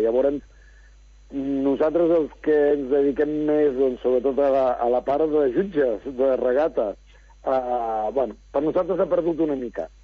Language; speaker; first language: Catalan; early bilingual, other home language; Spanish